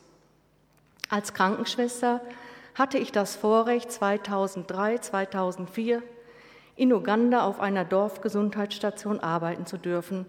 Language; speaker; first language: German; native; German